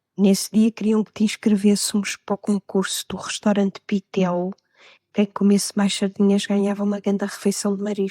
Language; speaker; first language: Portuguese; native; Portuguese